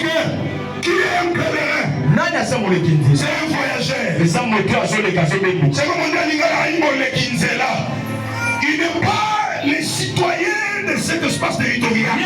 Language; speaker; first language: French; non-native, local second language; Lingala